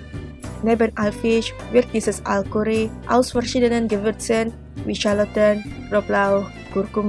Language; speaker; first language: German; non-native, fluent; Indonesian